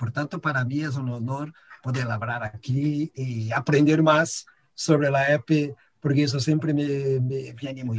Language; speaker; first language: Spanish; non-native, fluent; Portuguese